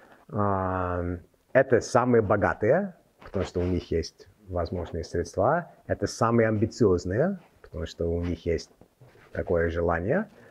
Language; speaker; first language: Russian; non-native, fluent; English